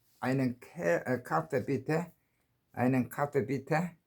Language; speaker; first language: German; non-native, learner; Korean